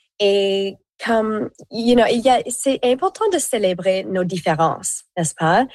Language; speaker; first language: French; native; French